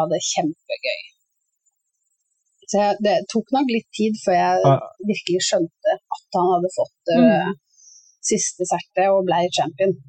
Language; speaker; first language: Norwegian; native; Norwegian